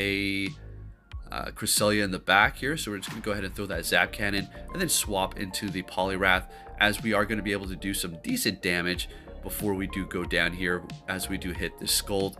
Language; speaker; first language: English; native; English